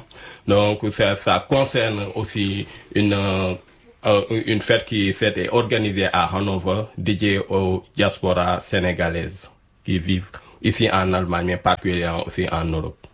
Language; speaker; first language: French; non-native, local second language; Wolof